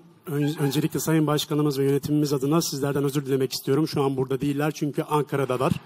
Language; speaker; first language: Turkish; native; Turkish